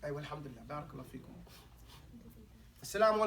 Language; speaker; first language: Arabic; non-native, fluent; English